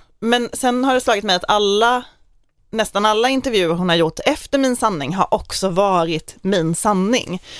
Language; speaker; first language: Swedish; native; Swedish